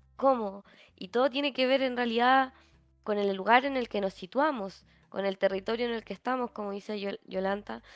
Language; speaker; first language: Spanish; native; Spanish